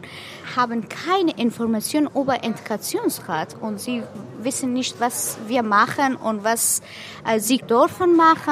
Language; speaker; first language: German; non-native, learner; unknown